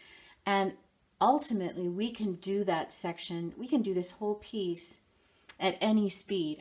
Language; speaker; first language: English; native; English